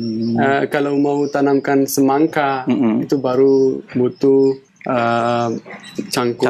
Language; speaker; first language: Indonesian; non-native, fluent; Pashto